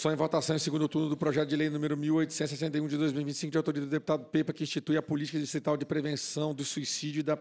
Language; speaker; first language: Portuguese; native; Portuguese